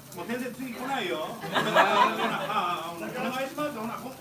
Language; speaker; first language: Japanese; native; Japanese